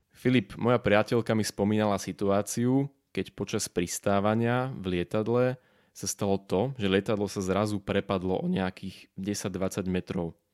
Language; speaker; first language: Slovak; native; Slovak